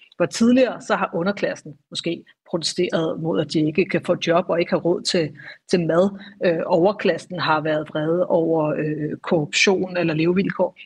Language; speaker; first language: Danish; native; Danish